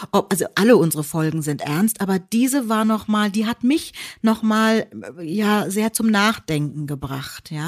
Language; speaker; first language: German; native; German